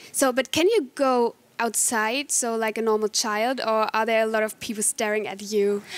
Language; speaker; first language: English; non-native, fluent; German